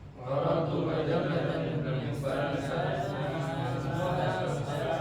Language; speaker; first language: Arabic; non-native, learner; Indonesian